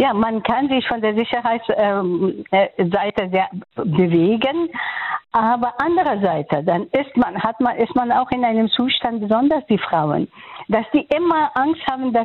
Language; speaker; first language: German; non-native, fluent; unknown